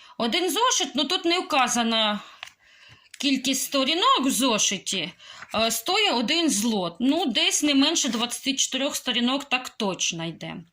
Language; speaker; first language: Ukrainian; non-native, local second language; Russian